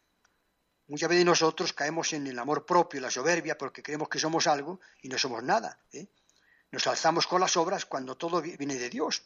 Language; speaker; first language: Spanish; native; Spanish